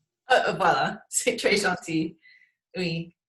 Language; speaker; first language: French; non-native, learner; English